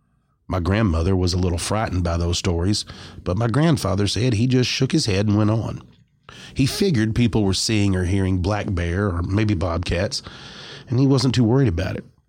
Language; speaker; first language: English; native; English